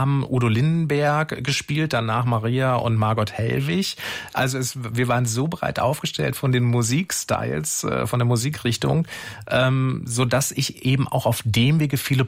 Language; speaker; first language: German; native; German